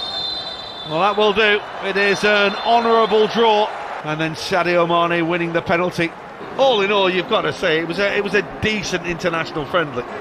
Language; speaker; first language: English; native; English